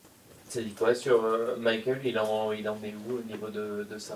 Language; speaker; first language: French; native; French